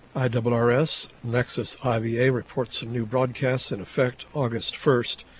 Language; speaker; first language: English; native; English